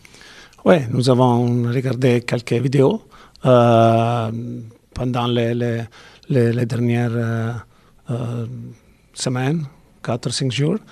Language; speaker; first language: French; non-native, learner; Italian